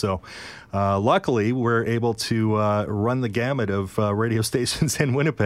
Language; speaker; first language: English; native; English